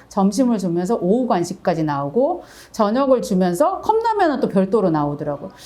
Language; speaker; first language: Korean; native; Korean